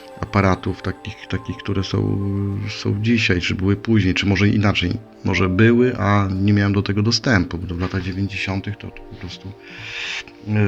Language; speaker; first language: Polish; native; Polish